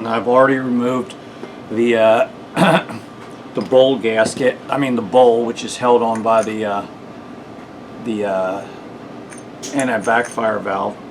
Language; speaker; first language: English; native; English